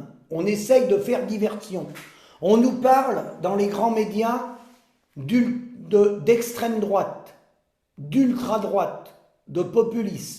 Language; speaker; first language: French; native; French